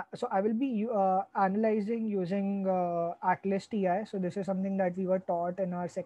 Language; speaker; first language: English; non-native, local second language; Hindi